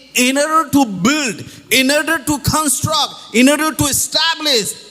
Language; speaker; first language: English; non-native, local second language; Nepali